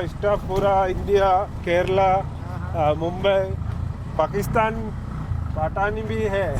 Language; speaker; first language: Hindi; non-native, learner; Tamil